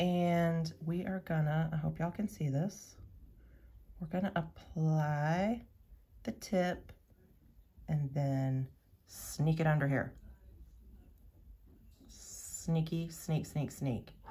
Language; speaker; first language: English; native; English